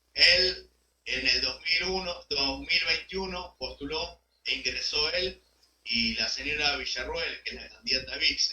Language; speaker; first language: Spanish; native; Spanish